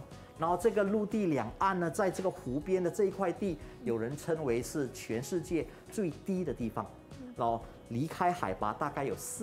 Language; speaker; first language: Chinese; native; Chinese